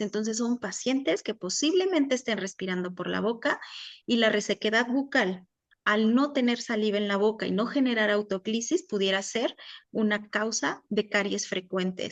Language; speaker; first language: Spanish; native; Spanish